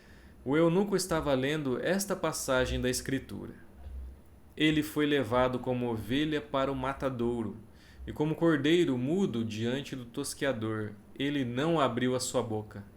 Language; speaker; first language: Portuguese; native; Portuguese